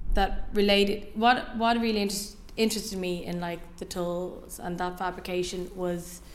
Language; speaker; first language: English; native; English